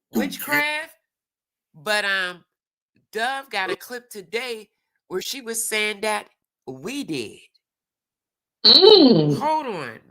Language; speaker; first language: English; native; English